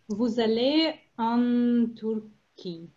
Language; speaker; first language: French; non-native, learner; Russian